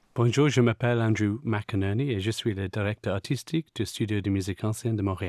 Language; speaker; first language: French; non-native, fluent; English